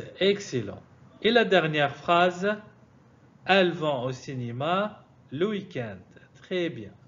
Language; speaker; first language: French; non-native, fluent; Arabic